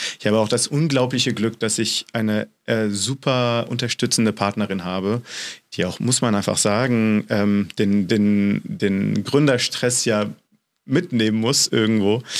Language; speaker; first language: German; non-native, fluent; French